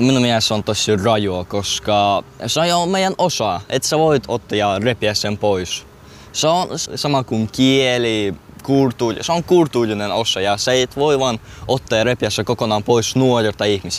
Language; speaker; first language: Finnish; early bilingual, other home language; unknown